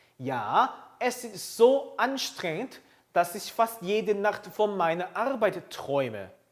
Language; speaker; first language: German; non-native, fluent; Korean